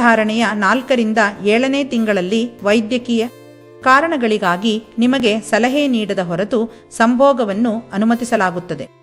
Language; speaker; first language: Kannada; native; Kannada